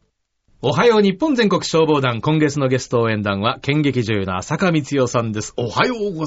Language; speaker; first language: Japanese; native; Japanese